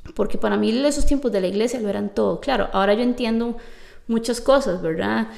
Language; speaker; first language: Spanish; native; Spanish